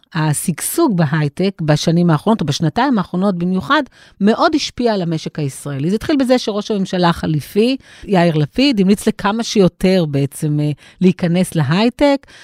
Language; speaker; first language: Hebrew; native; Hebrew